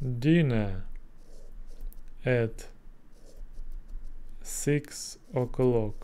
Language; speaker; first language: English; non-native, learner; Russian